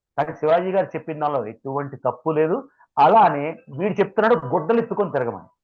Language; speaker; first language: Telugu; native; Telugu